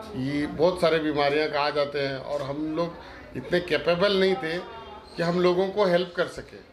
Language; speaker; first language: Hindi; native; Hindi